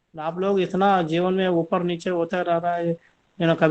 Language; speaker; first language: Hindi; non-native, local second language; Telugu